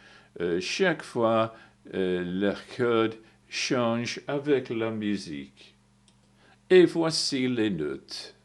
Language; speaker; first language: French; non-native, learner; English